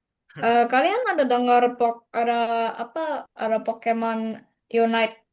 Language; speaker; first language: Indonesian; non-native, learner; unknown